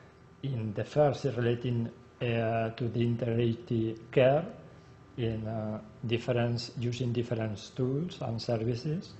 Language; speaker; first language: English; non-native, learner; Spanish